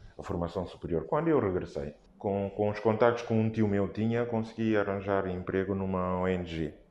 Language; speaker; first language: Portuguese; native; Portuguese